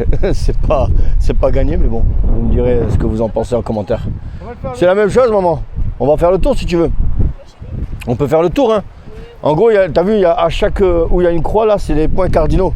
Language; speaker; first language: French; native; French